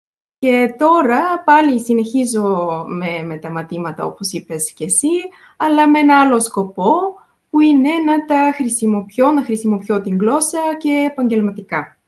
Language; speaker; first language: Greek; non-native, fluent; Bulgarian